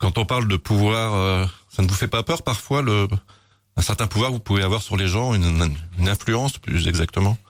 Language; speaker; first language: French; native; French